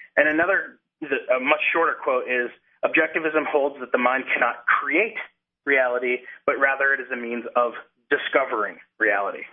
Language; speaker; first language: English; non-native, fluent; Dutch